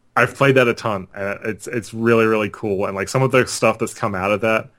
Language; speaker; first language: English; native; English